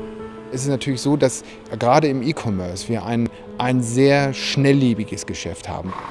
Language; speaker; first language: German; native; German